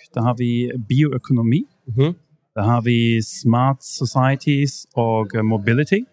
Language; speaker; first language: Norwegian; non-native, fluent; German